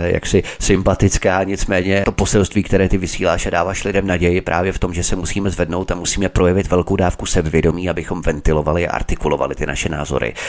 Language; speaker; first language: Czech; native; Czech